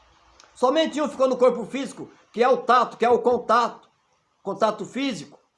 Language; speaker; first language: Portuguese; native; Portuguese